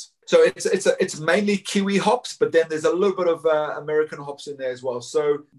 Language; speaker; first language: English; native; English